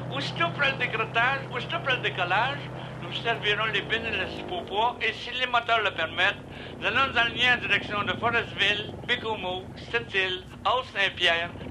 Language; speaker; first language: French; native; French